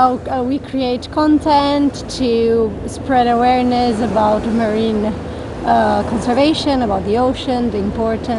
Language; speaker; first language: English; non-native, fluent; Portuguese